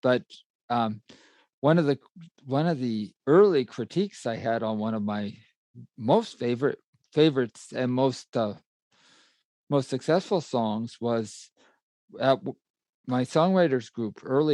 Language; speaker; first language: English; native; English